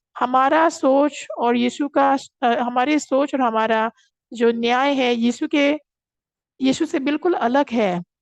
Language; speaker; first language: Hindi; non-native, fluent; Korean